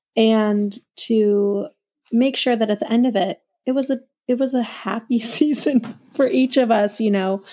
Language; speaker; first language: English; native; English